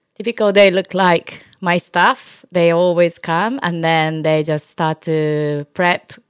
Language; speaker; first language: English; non-native, learner; Japanese